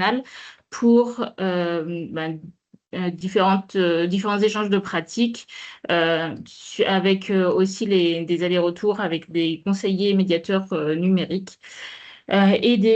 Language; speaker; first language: French; native; French